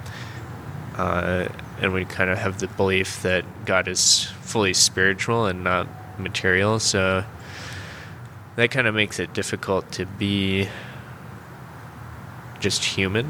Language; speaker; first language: English; native; English